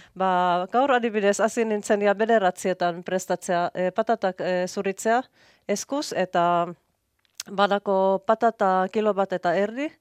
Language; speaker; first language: Basque; non-native, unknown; Finnish